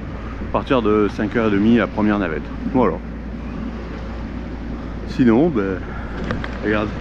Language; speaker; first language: French; native; French